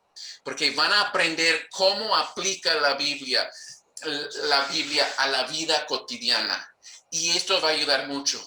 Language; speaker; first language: Spanish; non-native, fluent; English